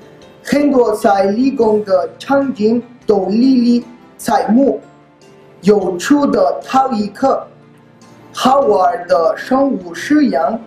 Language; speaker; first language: Chinese; non-native, learner; Spanish